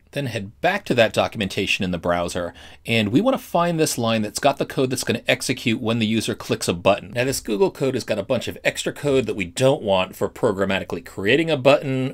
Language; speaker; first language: English; native; English